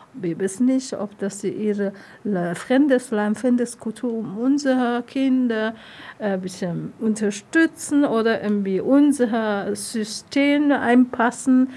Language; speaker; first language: German; non-native, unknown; Chinese